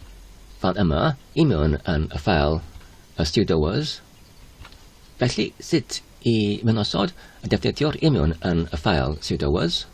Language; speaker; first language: Welsh; non-native, local second language; English